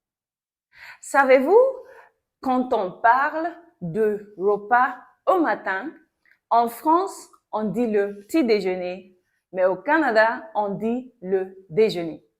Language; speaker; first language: French; non-native, local second language; Yoruba